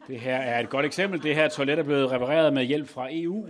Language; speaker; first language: Danish; native; Danish